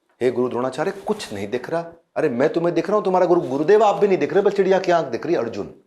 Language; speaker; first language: Hindi; native; Hindi